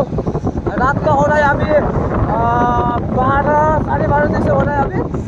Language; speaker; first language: Hindi; non-native, local second language; Nepali